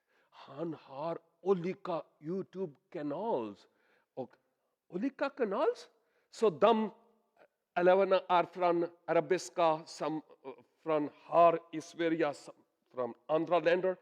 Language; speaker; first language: Swedish; non-native, learner; Urdu